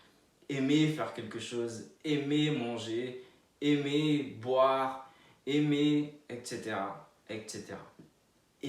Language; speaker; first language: French; non-native, fluent; Portuguese